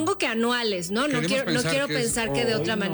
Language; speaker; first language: Spanish; native; Spanish